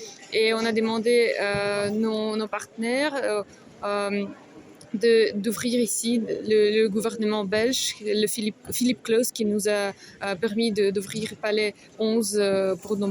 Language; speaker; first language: French; non-native, fluent; Ukrainian